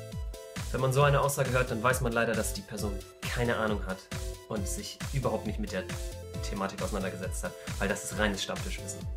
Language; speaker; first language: German; native; German